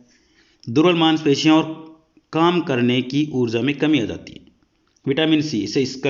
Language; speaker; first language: Hindi; native; Hindi